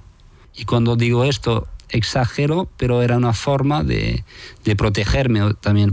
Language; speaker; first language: Spanish; non-native, fluent; French